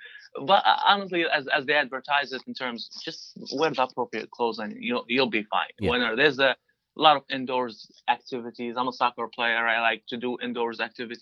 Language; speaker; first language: English; non-native, fluent; Arabic